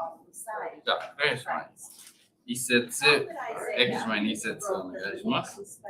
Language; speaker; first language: Japanese; non-native, learner; English